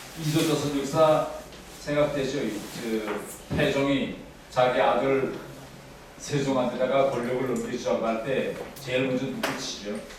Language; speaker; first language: Korean; native; Korean